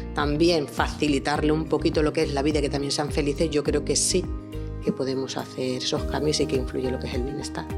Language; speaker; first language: Spanish; native; Spanish